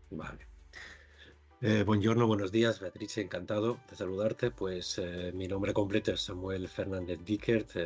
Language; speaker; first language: Spanish; native; Spanish